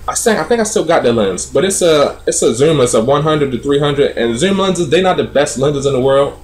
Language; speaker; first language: English; native; English